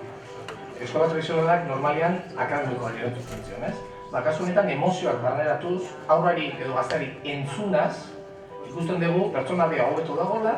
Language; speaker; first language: Basque; native; Basque